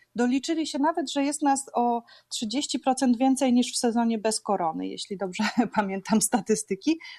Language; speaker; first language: Polish; native; Polish